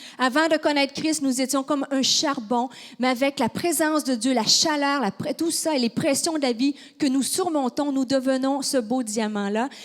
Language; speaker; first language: French; native; French